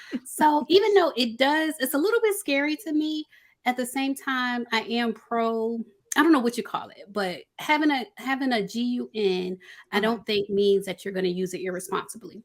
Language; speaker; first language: English; native; English